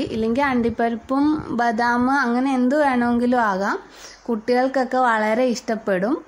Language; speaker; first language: Malayalam; early bilingual, heritage; Malayalam